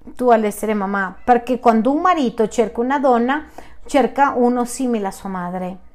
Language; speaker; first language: Italian; non-native, fluent; Spanish